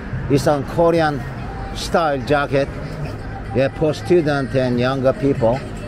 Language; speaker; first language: English; non-native, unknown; Korean